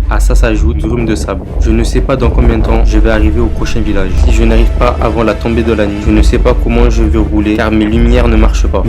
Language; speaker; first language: French; native; French